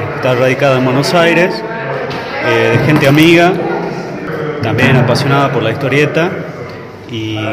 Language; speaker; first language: Spanish; native; Spanish